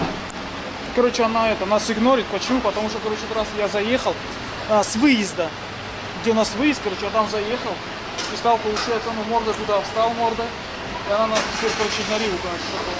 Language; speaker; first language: Russian; native; Russian